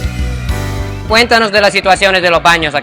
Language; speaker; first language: Spanish; non-native, fluent; English